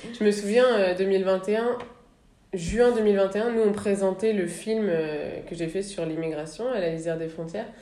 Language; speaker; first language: French; native; French